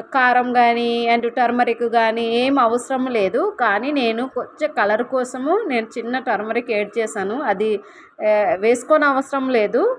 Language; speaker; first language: Telugu; non-native, local second language; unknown